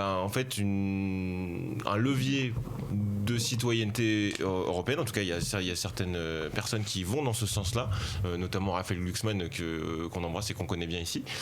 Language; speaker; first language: French; native; French